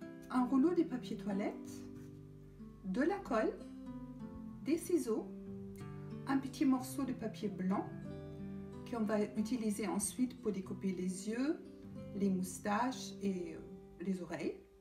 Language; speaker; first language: French; native; French